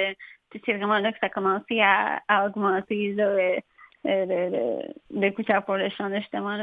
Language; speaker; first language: French; native; French